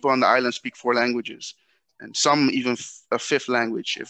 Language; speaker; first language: English; non-native, fluent; Dutch